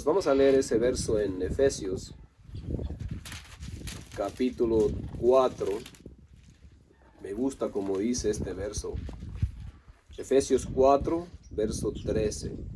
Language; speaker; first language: Spanish; non-native, local second language; Low German